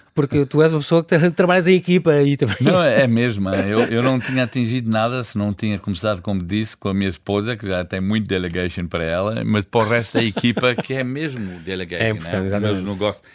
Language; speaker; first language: Portuguese; early bilingual, heritage; Portuguese